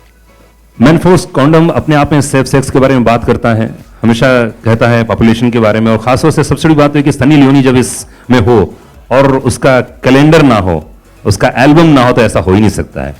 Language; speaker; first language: Hindi; native; Hindi